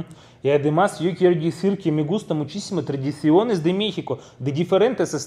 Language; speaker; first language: Spanish; non-native, fluent; Russian